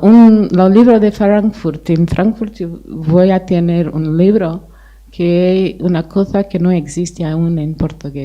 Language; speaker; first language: Spanish; non-native, fluent; Portuguese